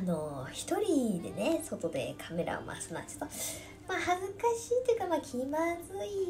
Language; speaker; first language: Japanese; native; Japanese